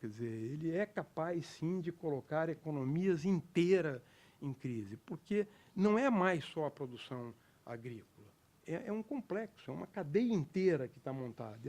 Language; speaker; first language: Portuguese; native; Portuguese